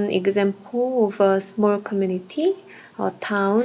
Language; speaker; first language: English; non-native, learner; Korean